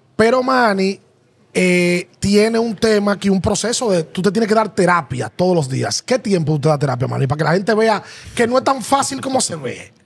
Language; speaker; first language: Spanish; native; Spanish